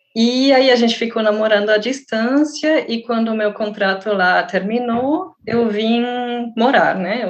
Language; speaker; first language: Portuguese; non-native, fluent; German